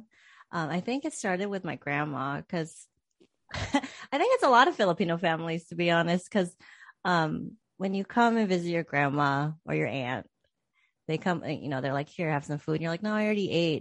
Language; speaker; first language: English; native; English